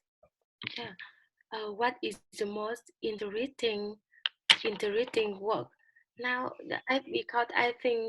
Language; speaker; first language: English; non-native, learner; Vietnamese